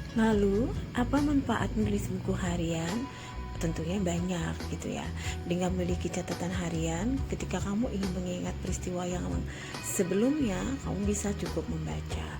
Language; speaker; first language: Indonesian; native; Indonesian